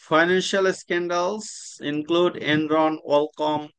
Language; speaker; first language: English; non-native, local second language; Bangla